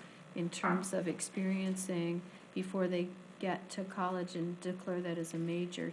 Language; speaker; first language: English; native; English